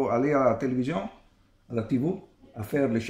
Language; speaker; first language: French; non-native, learner; Italian